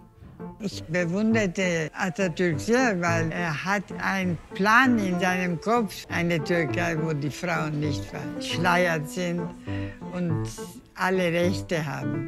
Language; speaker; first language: German; non-native, fluent; Turkish